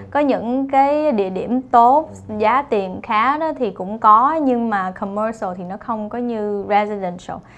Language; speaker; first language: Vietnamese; early bilingual, heritage; Vietnamese